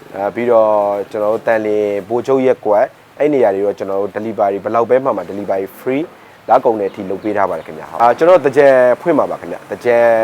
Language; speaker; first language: Burmese; native; Burmese